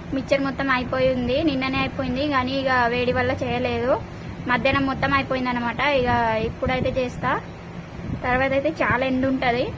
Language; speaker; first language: Telugu; native; Telugu